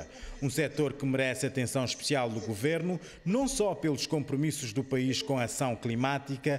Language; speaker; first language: Portuguese; non-native, local second language; Kabuverdianu